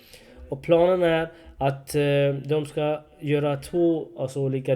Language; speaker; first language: Swedish; non-native, learner; Urdu